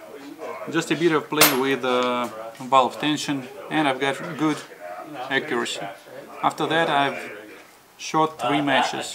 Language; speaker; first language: English; non-native, fluent; Russian